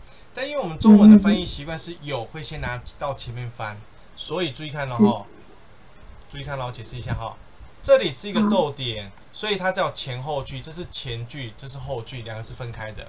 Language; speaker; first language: Chinese; native; Chinese